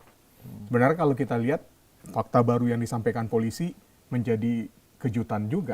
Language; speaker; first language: Indonesian; native; Indonesian